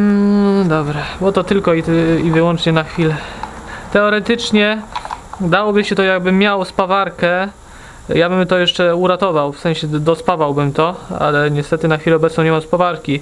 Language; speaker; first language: Polish; native; Polish